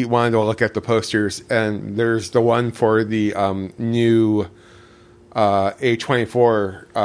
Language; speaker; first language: English; native; English